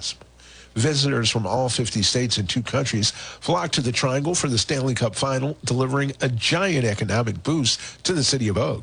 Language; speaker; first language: English; native; English